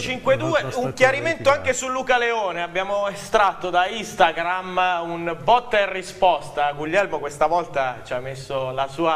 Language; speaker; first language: Italian; native; Italian